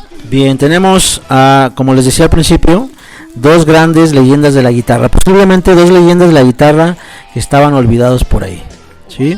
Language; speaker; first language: Spanish; native; Spanish